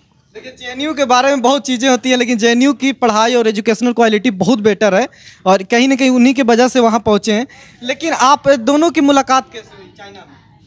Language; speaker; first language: Hindi; native; Hindi